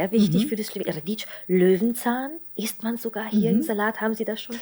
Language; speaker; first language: German; non-native, fluent; Slovenian